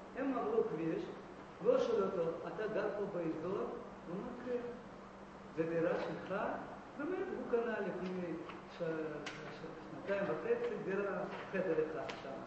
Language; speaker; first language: Hebrew; non-native, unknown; Russian